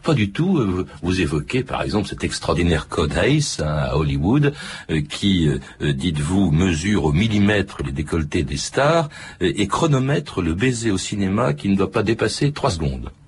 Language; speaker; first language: French; native; French